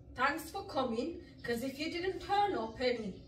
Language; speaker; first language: English; early bilingual, other home language; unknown